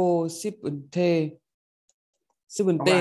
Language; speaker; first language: Korean; non-native, learner; Vietnamese